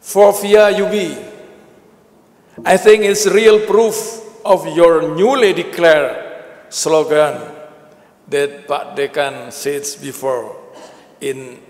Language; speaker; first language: English; non-native, learner; Indonesian